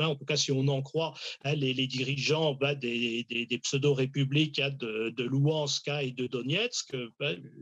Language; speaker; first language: French; native; French